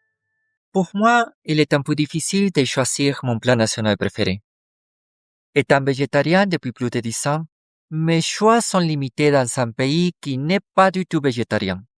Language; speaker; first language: French; non-native, fluent; Spanish